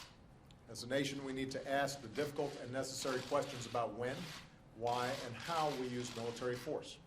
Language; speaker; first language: English; native; English